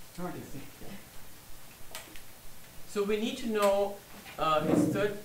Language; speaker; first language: English; non-native, fluent; German